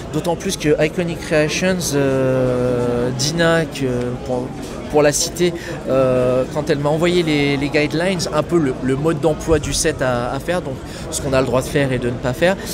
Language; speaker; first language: French; native; French